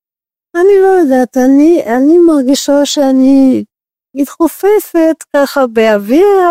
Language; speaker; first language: Hebrew; non-native, fluent; French